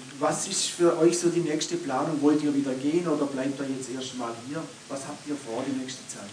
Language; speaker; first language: German; native; German